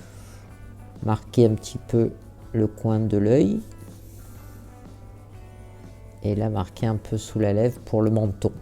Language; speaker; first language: French; native; French